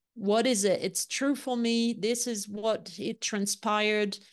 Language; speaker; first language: English; non-native, fluent; French